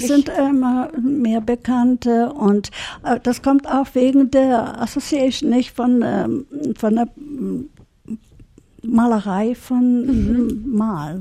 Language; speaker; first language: German; early bilingual, heritage; German